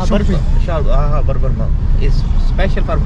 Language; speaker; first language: English; non-native, learner; Urdu